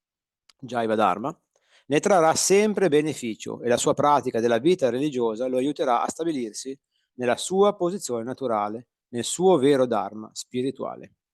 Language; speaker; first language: Italian; native; Italian